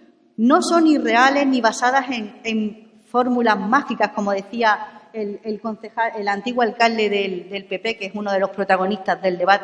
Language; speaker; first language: Spanish; native; Spanish